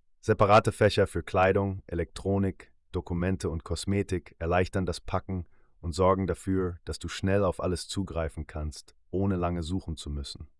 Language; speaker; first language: German; native; German